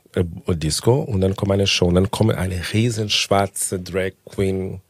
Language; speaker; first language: German; non-native, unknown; Portuguese